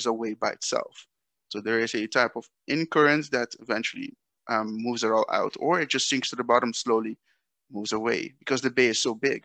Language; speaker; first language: English; non-native, fluent; Dutch